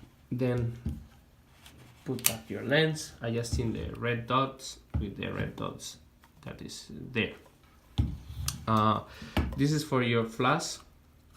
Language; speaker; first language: English; non-native, fluent; Spanish